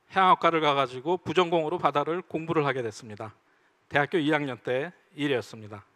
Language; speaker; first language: Korean; native; Korean